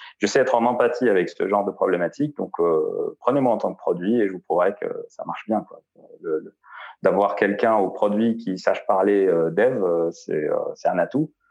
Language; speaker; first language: French; non-native, local second language; Arabic